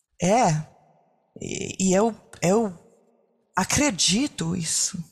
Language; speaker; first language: Portuguese; non-native, learner; French